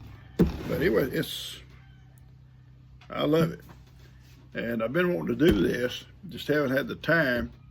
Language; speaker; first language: English; native; English